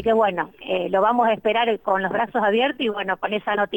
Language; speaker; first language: Spanish; native; Spanish